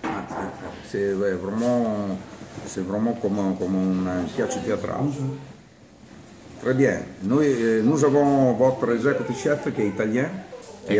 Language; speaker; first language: French; non-native, learner; Italian